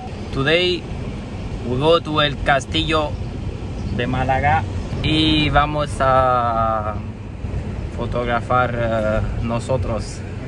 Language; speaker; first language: Spanish; non-native, learner; Romanian